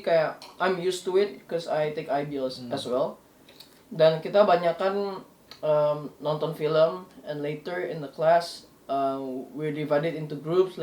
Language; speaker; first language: English; non-native, local second language; Indonesian